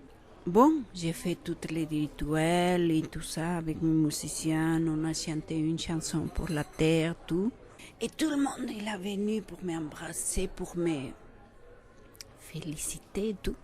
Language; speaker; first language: French; non-native, fluent; Quechua